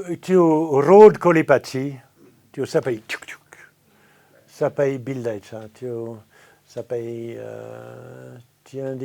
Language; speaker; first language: Nepali; non-native, fluent; French